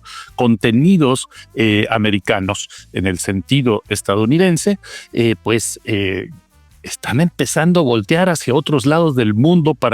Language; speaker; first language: Spanish; native; Spanish